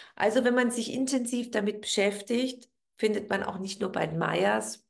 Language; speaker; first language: German; native; German